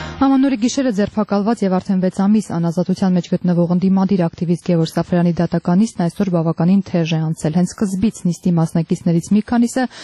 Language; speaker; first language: Armenian; native; Armenian